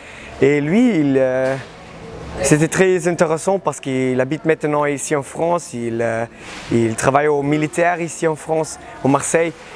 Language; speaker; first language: French; non-native, learner; German